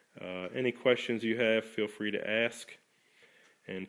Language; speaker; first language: English; native; English